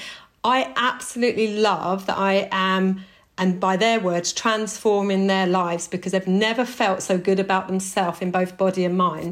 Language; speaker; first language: English; native; English